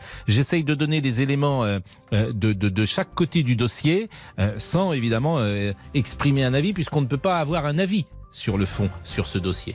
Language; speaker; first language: French; native; French